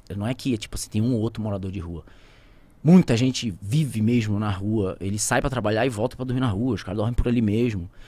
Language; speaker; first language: Portuguese; native; Portuguese